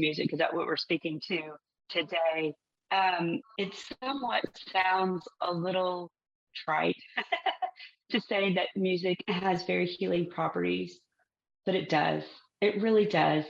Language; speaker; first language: English; native; English